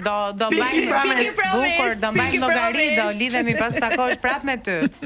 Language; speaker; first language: Albanian; native; Albanian